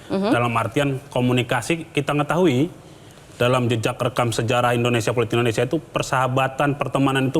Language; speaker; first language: Indonesian; native; Indonesian